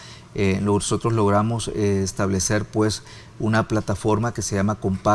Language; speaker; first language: Spanish; native; Spanish